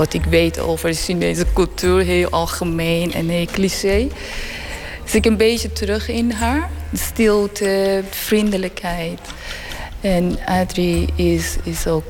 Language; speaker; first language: Dutch; non-native, learner; Persian